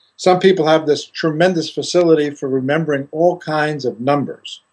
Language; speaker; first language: English; non-native, fluent; Greek